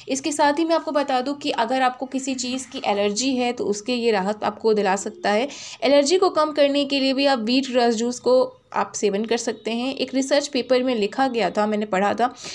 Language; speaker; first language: Hindi; native; Hindi